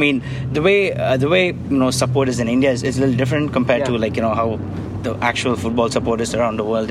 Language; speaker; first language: English; non-native, local second language; Tamil